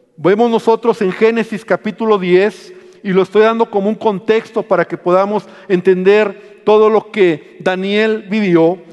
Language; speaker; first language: Spanish; native; Spanish